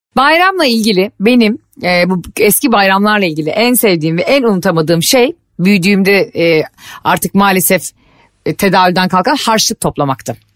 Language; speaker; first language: Turkish; native; Turkish